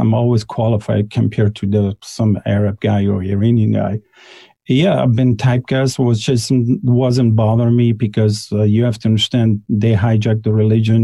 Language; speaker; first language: English; non-native, fluent; Persian